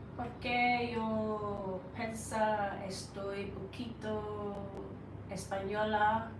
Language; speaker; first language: Spanish; non-native, learner; Norwegian